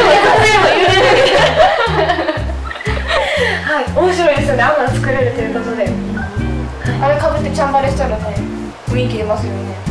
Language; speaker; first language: Japanese; native; Japanese